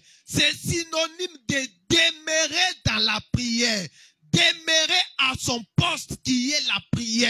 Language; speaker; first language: French; non-native, local second language; Lingala